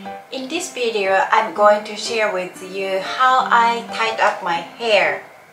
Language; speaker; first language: English; non-native, learner; Japanese